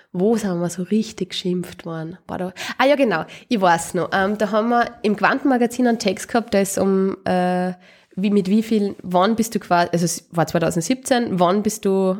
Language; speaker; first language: German; native; German